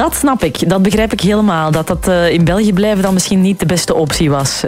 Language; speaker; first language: Dutch; native; Dutch